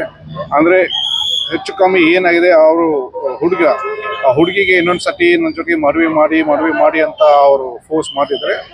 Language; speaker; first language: Kannada; non-native, fluent; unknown